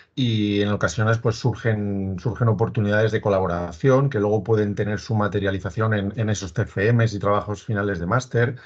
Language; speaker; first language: Spanish; native; Spanish